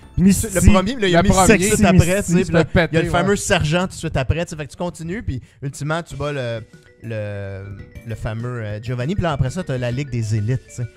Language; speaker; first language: French; native; French